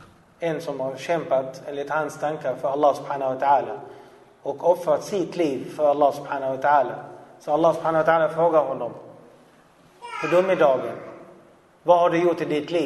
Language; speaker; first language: Swedish; non-native, fluent; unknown